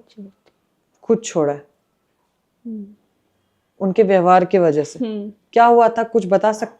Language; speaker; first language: Hindi; native; Hindi